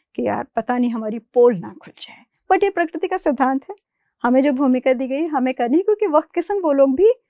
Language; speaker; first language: Hindi; native; Hindi